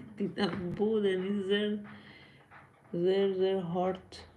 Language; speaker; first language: German; non-native, learner; Persian